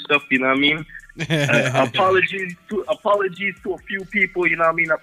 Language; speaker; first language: English; native; English